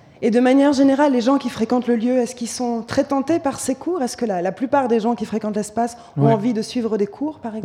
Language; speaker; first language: French; native; French